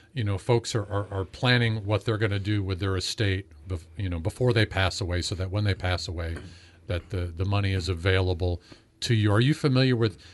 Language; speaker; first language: English; native; English